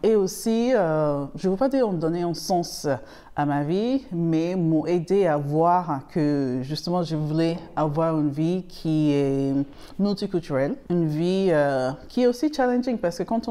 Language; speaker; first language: French; non-native, fluent; English